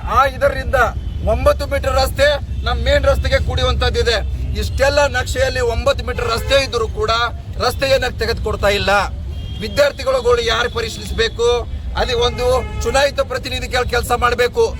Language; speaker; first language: Kannada; non-native, local second language; Lambadi